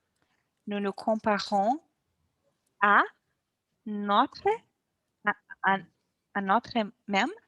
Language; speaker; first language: French; non-native, learner; Portuguese